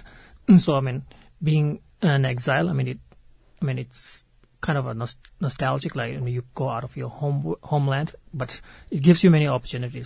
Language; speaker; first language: English; non-native, local second language; Tibetan